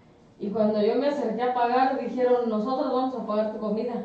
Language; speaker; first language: Spanish; native; Spanish